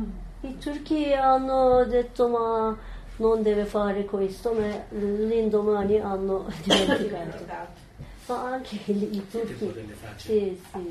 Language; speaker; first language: Italian; non-native, learner; Turkish